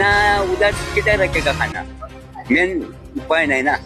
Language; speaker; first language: Hindi; non-native, local second language; Konkani